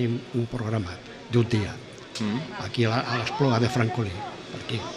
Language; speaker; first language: Catalan; non-native, local second language; Spanish